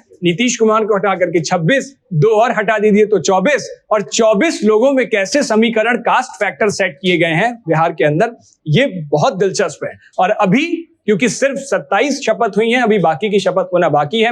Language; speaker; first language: Hindi; native; Hindi